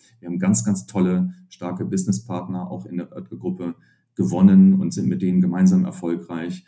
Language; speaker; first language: German; native; German